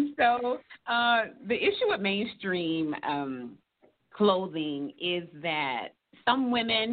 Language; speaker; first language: English; native; English